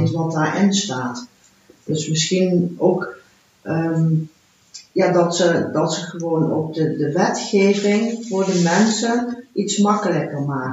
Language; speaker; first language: Dutch; early bilingual, heritage; Dutch